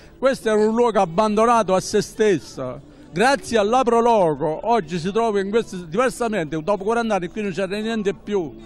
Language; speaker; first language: Italian; native; Italian